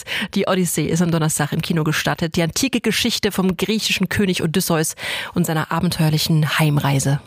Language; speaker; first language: German; native; German